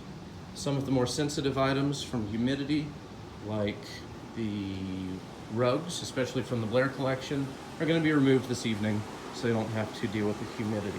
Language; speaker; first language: English; native; English